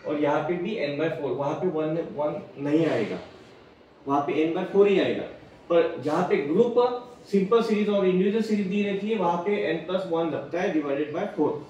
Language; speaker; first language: Hindi; non-native, local second language; Marathi